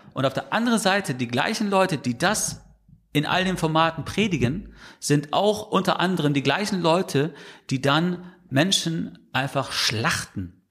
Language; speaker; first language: German; non-native, fluent; English